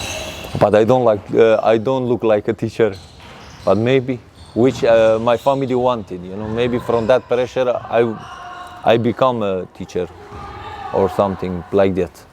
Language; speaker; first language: English; non-native, learner; Persian